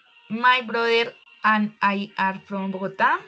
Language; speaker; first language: English; non-native, learner; Spanish